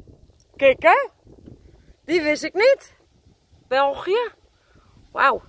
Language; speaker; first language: Dutch; native; Dutch